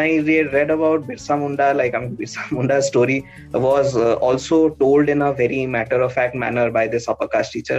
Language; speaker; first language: English; non-native, local second language; Odia